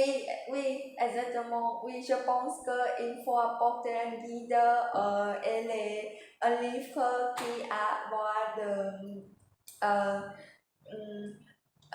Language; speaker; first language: French; non-native, learner; Vietnamese